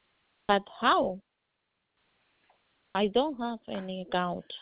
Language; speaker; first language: English; non-native, learner; Spanish